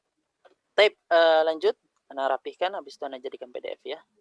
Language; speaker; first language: Indonesian; native; Indonesian